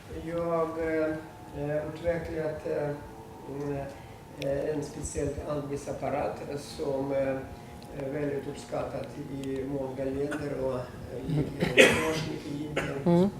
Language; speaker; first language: Swedish; non-native, fluent; Russian